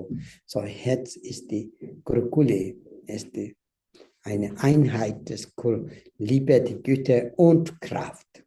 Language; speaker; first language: German; non-native, learner; Tibetan